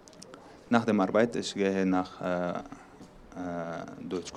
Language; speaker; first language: German; non-native, learner; Arabic